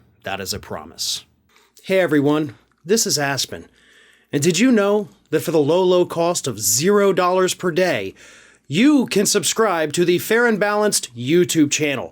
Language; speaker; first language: English; native; English